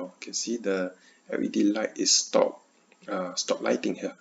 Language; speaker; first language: English; non-native, learner; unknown